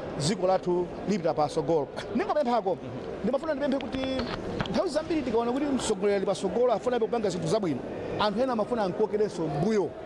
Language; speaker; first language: Nyanja; native; Nyanja